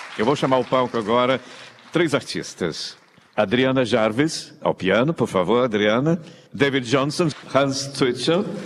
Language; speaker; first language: Portuguese; native; Portuguese